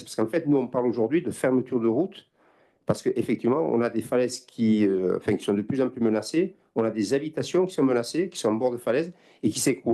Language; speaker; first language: French; native; French